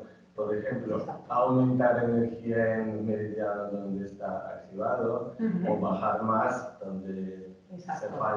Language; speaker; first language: Spanish; non-native, learner; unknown